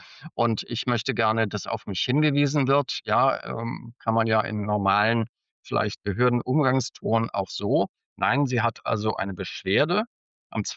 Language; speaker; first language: German; native; German